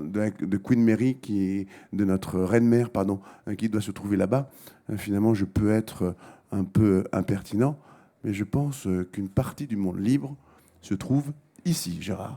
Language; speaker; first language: French; native; French